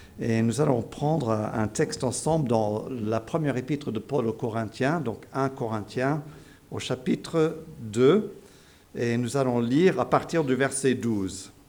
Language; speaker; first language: French; non-native, fluent; English